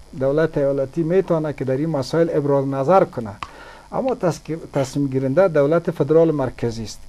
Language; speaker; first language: Persian; native; Persian